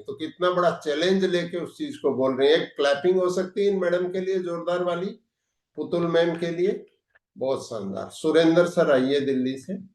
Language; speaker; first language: Hindi; native; Hindi